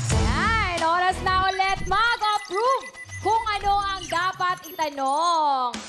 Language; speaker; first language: Filipino; native; Filipino